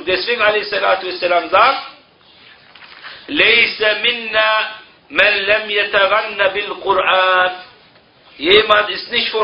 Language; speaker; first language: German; non-native, fluent; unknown